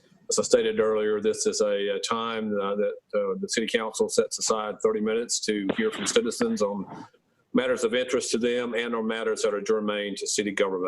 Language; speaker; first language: English; native; English